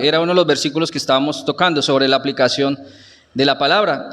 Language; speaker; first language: Spanish; native; Spanish